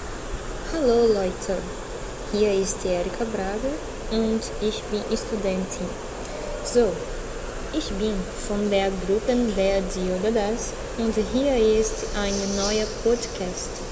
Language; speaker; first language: German; non-native, learner; Portuguese